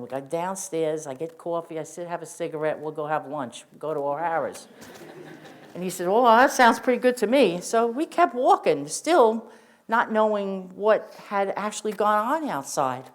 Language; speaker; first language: English; native; English